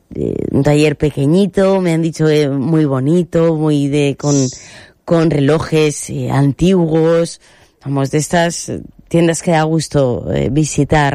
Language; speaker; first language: Spanish; native; Spanish